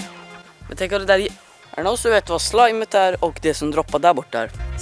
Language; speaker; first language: Swedish; native; Swedish